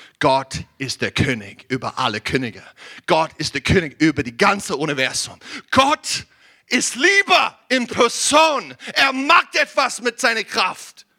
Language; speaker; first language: German; non-native, learner; English